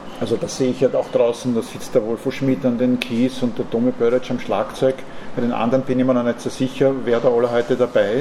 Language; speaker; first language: German; native; German